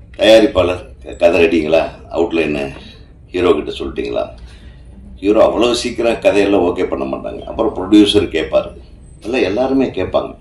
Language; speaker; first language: Tamil; native; Tamil